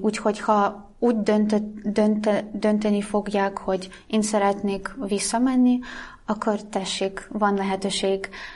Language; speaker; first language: Hungarian; non-native, fluent; Russian